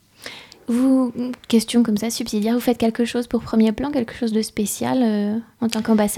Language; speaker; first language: French; native; French